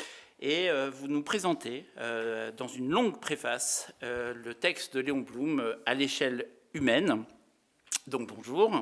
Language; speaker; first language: French; native; French